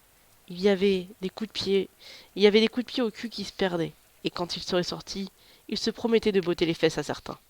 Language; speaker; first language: French; native; French